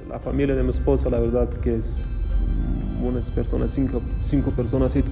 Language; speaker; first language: Spanish; non-native, fluent; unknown